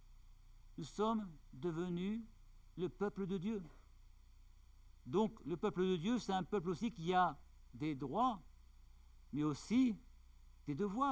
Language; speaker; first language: French; native; French